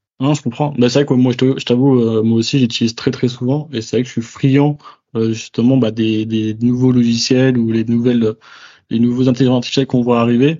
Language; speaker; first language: French; native; French